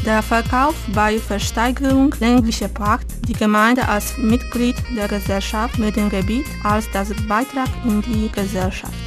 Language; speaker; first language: German; non-native, fluent; Polish